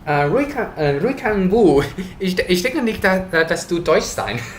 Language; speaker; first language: German; non-native, learner; Thai